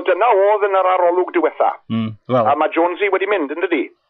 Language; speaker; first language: Welsh; native; Welsh